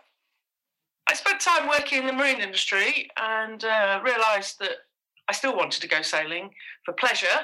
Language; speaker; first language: English; native; English